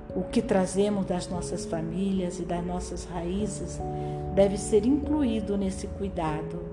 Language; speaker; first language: Portuguese; non-native, fluent; French